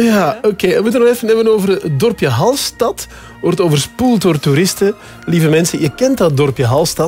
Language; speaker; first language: Dutch; native; Dutch